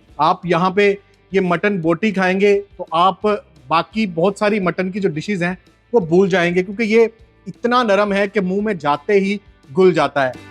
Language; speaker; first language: Urdu; native; Urdu